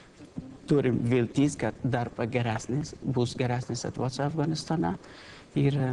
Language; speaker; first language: Lithuanian; non-native, learner; Persian